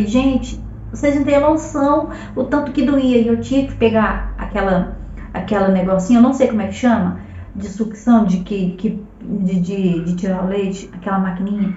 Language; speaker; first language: Portuguese; native; Portuguese